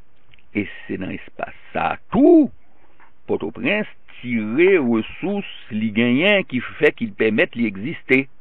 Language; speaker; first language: French; non-native, local second language; Haitian Creole